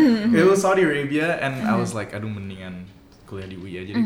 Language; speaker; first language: English; early bilingual, other home language; Indonesian